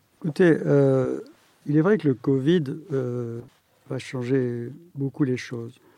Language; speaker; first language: French; native; French